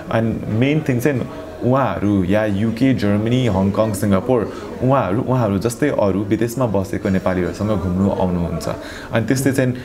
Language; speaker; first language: Nepali; early bilingual, heritage; Nepali